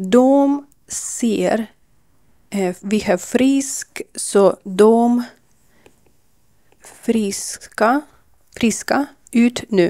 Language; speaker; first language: Swedish; non-native, learner; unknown